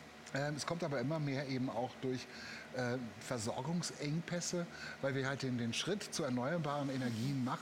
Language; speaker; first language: German; native; German